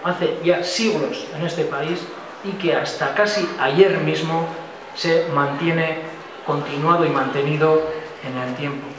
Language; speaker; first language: Spanish; non-native, local second language; Basque